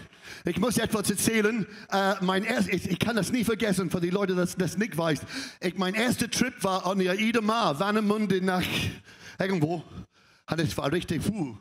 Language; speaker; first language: German; non-native, fluent; English